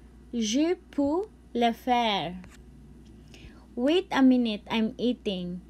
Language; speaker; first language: French; non-native, learner; Cebuano